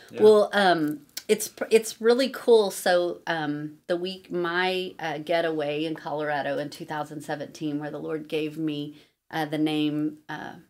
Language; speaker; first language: English; native; English